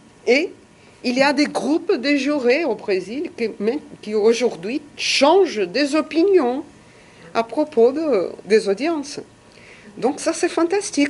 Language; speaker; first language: French; non-native, fluent; Portuguese